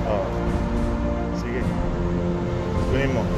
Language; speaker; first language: Filipino; non-native, fluent; Arabic